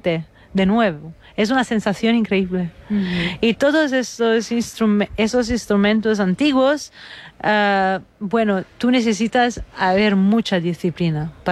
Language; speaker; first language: Spanish; non-native, fluent; Italian